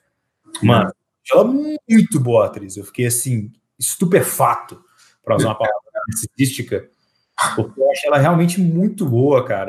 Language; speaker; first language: Portuguese; native; Portuguese